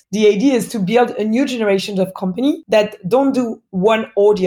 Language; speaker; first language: English; non-native, fluent; French